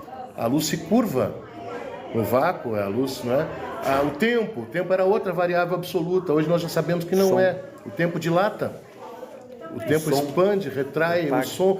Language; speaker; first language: Portuguese; native; Portuguese